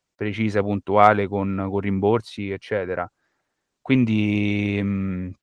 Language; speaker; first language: Italian; native; Italian